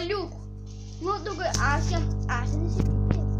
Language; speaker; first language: Russian; non-native, learner; Lithuanian